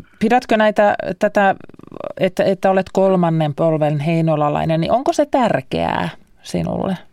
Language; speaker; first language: Finnish; native; Finnish